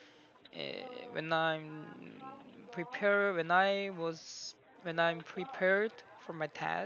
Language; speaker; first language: English; non-native, learner; Korean